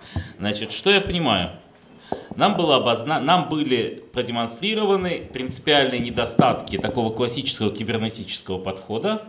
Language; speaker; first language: Russian; native; Russian